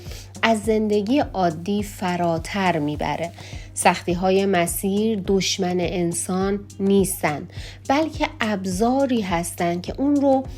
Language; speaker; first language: Persian; native; Persian